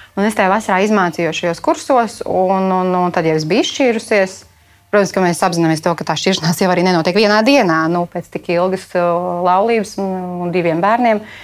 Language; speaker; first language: Latvian; native; Latvian